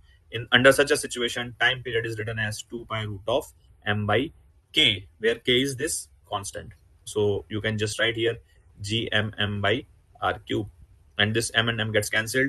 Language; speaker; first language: English; non-native, local second language; Hindi